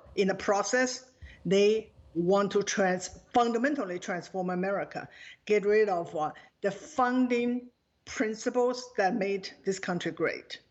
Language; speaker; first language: English; non-native, fluent; Chinese